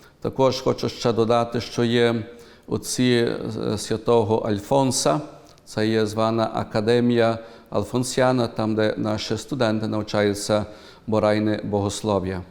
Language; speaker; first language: Ukrainian; early bilingual, heritage; Ukrainian